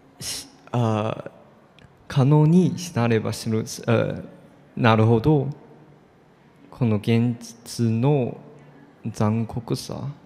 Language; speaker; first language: Japanese; non-native, fluent; Chinese